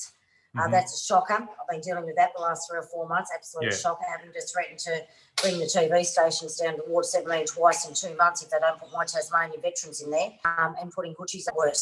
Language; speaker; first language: English; native; English